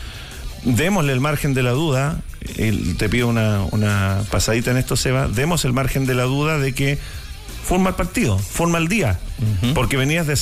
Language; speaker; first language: Spanish; native; Spanish